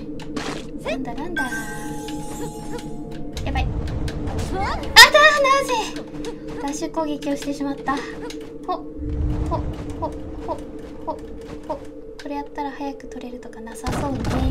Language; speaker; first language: Japanese; native; Japanese